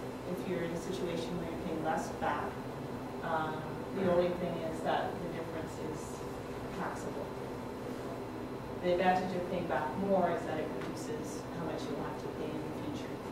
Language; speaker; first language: English; native; English